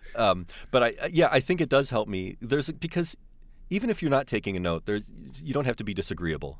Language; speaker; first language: English; native; English